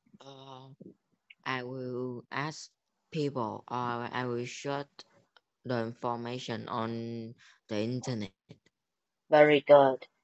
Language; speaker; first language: English; non-native, learner; Vietnamese